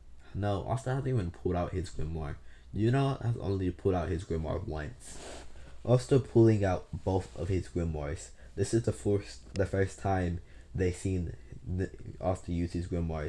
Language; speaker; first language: English; native; English